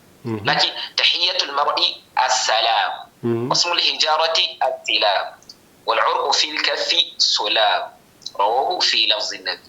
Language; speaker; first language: Arabic; non-native, learner; Hausa